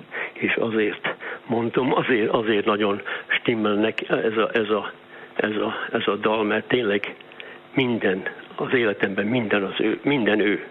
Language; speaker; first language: Hungarian; early bilingual, heritage; Hungarian